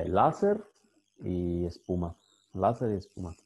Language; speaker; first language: Spanish; non-native, fluent; Italian